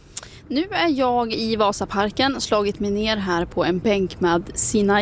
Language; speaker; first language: Swedish; native; Swedish